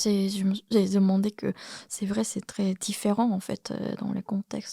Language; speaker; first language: French; non-native, fluent; Korean